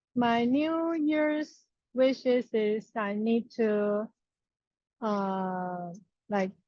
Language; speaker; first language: English; non-native, learner; Chinese